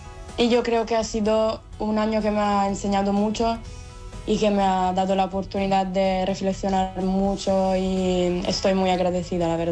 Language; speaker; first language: Spanish; non-native, fluent; Italian